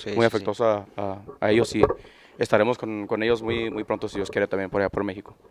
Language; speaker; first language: Spanish; native; Spanish